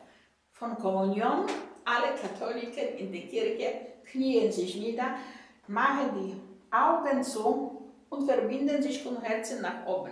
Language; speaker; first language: German; non-native, fluent; Polish